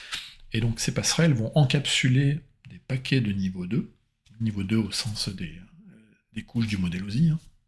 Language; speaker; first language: French; native; French